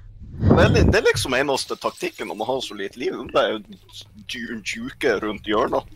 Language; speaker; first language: Norwegian; native; Norwegian